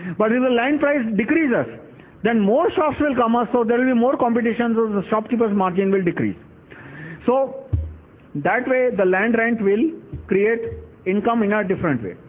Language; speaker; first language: English; non-native, local second language; Gujarati